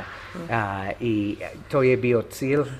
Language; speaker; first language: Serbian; non-native, learner; English